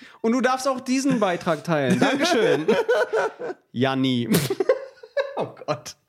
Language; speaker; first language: German; native; German